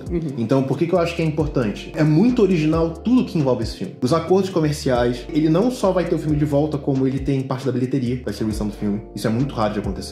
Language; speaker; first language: Portuguese; native; Portuguese